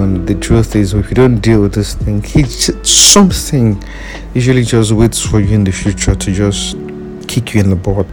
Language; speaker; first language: English; non-native, local second language; Yoruba